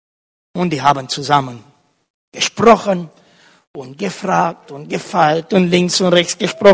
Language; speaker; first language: German; non-native, fluent; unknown